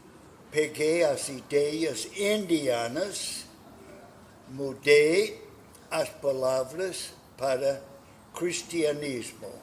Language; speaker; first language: Portuguese; non-native, learner; English